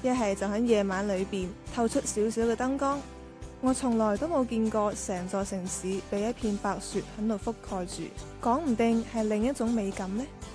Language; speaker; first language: Chinese; native; Chinese